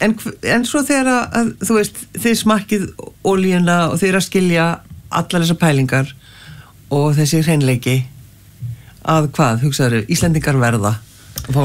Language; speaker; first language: Icelandic; native; Icelandic